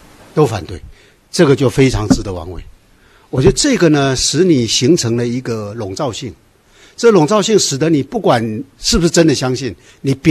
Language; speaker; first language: Chinese; native; Chinese